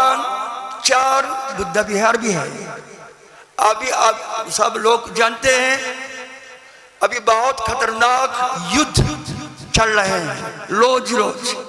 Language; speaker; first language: Hindi; non-native, learner; Japanese